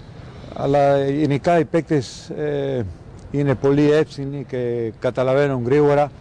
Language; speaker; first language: Greek; non-native, learner; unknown